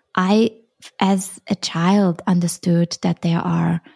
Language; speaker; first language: English; non-native, fluent; German